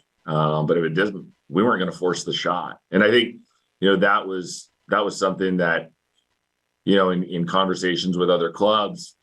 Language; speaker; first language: English; native; English